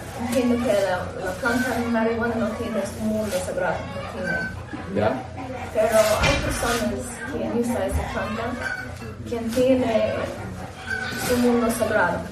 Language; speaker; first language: Spanish; non-native, learner; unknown